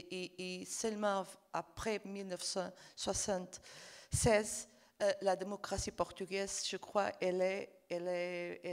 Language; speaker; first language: French; non-native, fluent; Portuguese